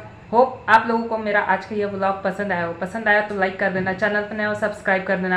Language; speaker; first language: Hindi; native; Hindi